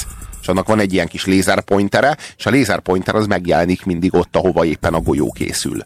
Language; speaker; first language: Hungarian; native; Hungarian